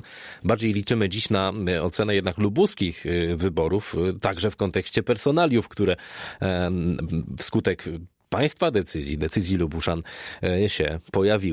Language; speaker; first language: Polish; native; Polish